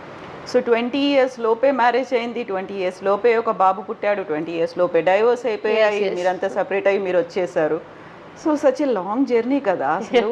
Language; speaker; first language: Telugu; native; Telugu